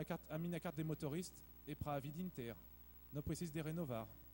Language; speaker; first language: Portuguese; non-native, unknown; French